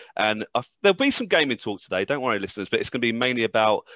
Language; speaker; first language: English; native; English